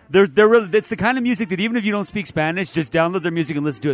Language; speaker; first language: English; native; English